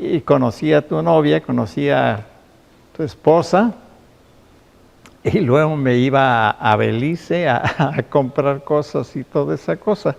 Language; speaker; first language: Spanish; native; Spanish